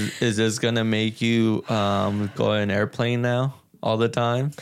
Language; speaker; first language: English; early bilingual, other home language; Spanish